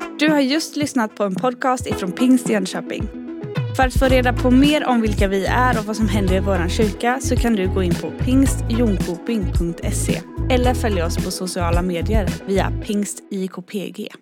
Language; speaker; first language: Swedish; native; Swedish